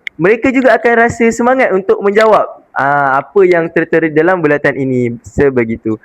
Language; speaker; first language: Malay; native; Malay